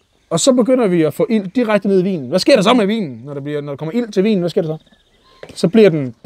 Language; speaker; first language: Danish; native; Danish